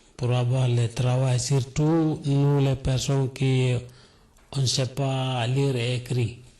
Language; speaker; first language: French; non-native, local second language; Fula